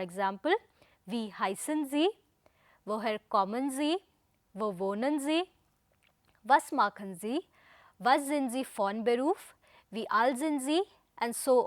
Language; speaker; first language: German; non-native, fluent; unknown